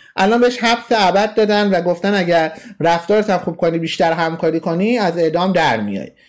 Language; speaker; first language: Persian; native; Persian